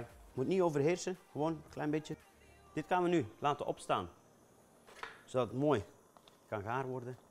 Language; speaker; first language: Dutch; native; Dutch